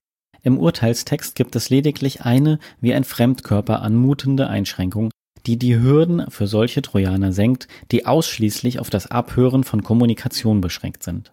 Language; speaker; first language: German; native; German